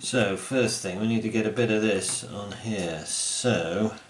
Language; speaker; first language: English; native; English